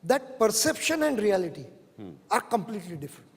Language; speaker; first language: English; non-native, local second language; Hindi